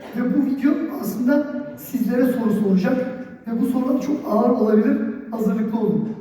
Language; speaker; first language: Turkish; native; Turkish